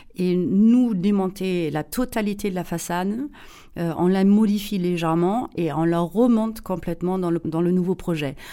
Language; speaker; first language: French; non-native, fluent; German